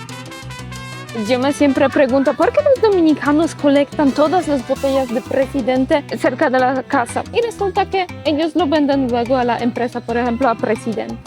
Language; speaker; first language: Spanish; non-native, fluent; Polish